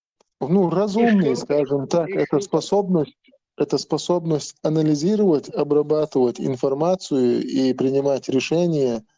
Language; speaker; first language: Russian; non-native, local second language; Chechen